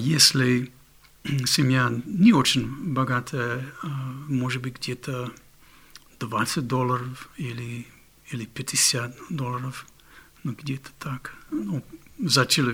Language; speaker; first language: Russian; non-native, fluent; English